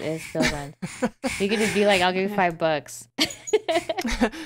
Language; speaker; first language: English; native; English